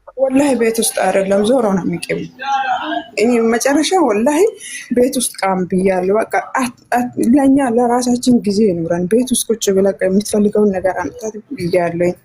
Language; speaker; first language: Amharic; non-native, local second language; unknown